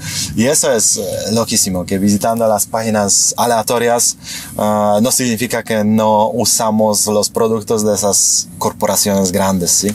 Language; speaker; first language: Spanish; non-native, fluent; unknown